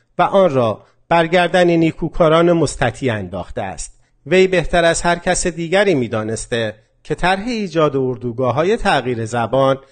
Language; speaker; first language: Persian; non-native, local second language; Azerbaijani